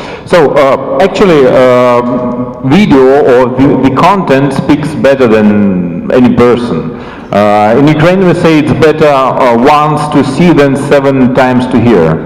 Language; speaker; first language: English; non-native, fluent; Ukrainian